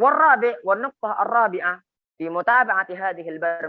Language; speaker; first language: Arabic; non-native, fluent; Indonesian